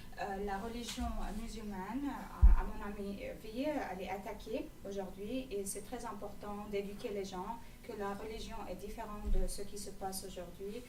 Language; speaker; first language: French; non-native, fluent; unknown